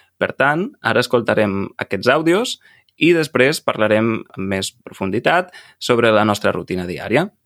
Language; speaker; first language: Catalan; native; Catalan